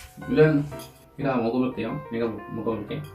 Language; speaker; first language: Korean; non-native, fluent; Malay